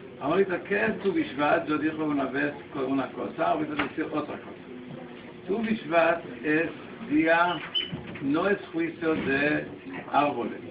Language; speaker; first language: Spanish; non-native, learner; Hebrew